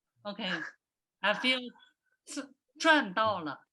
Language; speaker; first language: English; non-native, learner; Chinese